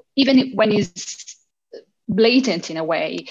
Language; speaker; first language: English; early bilingual, heritage; Italian